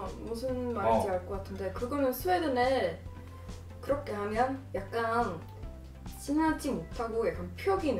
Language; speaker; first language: Korean; non-native, fluent; Swedish